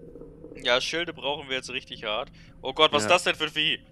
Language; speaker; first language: German; native; German